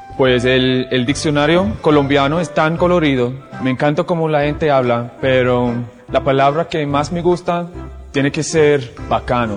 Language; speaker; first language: Spanish; non-native, fluent; English